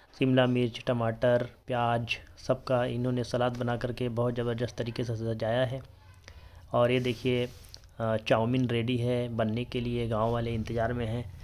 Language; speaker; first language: Hindi; native; Hindi